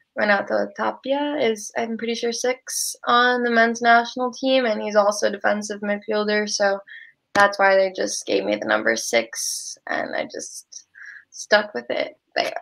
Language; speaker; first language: English; native; English